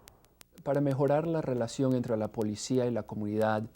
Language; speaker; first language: Spanish; non-native, fluent; English